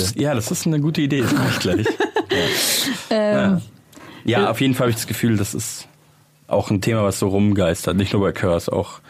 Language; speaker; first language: German; native; German